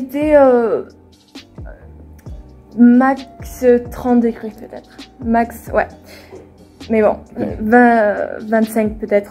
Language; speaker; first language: French; non-native, fluent; Swedish